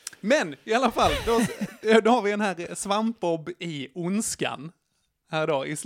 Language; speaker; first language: Swedish; native; Swedish